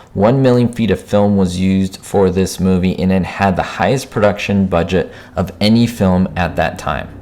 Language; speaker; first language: English; native; English